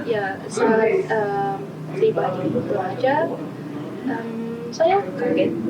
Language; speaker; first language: Indonesian; non-native, learner; Malagasy